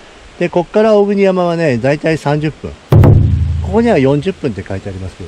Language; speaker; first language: Japanese; native; Japanese